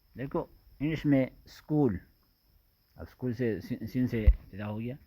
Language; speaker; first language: Urdu; native; Urdu